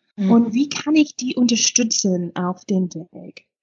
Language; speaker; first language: German; non-native, learner; English